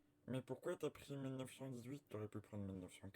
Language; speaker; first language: French; native; French